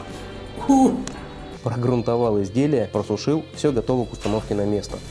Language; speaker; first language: Russian; native; Russian